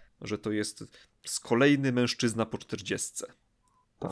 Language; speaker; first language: Polish; native; Polish